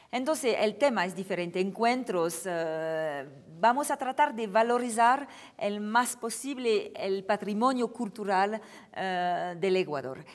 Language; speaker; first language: Spanish; non-native, fluent; French